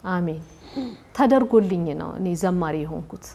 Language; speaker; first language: Amharic; native; Amharic